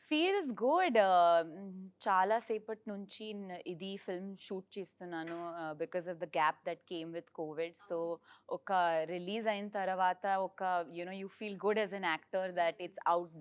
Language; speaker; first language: Telugu; non-native, learner; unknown